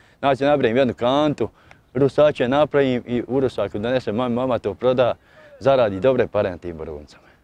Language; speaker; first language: Bosnian; native; Bosnian